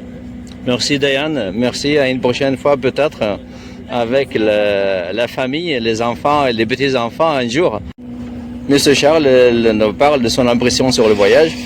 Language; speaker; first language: French; non-native, fluent; Arabic